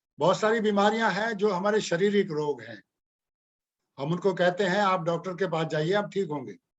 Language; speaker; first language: Hindi; non-native, local second language; Punjabi